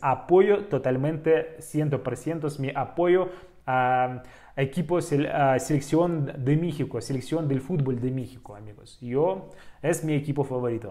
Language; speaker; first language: Spanish; non-native, learner; Russian